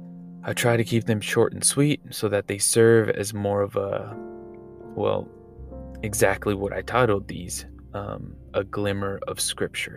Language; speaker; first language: English; native; English